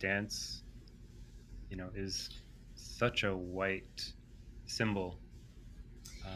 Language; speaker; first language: English; non-native, fluent; Greek